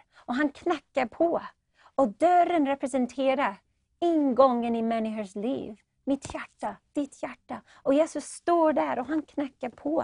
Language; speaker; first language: Swedish; non-native, fluent; English